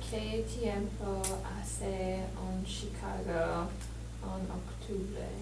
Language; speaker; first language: Spanish; non-native, learner; English